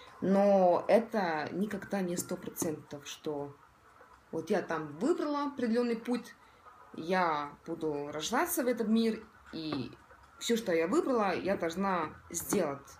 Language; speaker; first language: Russian; non-native, local second language; Estonian